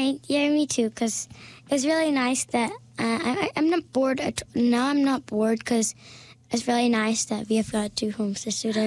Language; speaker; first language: English; non-native, fluent; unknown